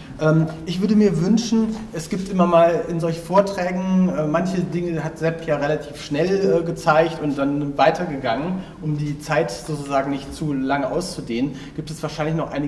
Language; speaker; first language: German; native; German